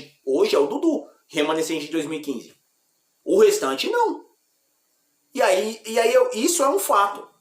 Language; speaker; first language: Portuguese; native; Portuguese